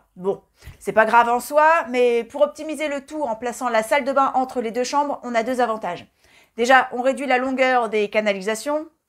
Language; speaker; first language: French; native; French